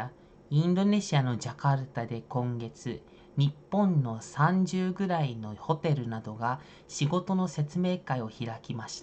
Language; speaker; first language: Japanese; non-native, fluent; Indonesian